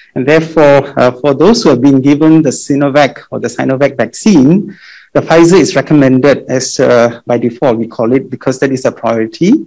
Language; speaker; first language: English; non-native, local second language; Malay